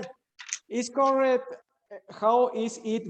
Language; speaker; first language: English; non-native, learner; Spanish